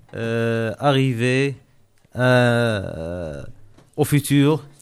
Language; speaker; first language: French; non-native, local second language; Arabic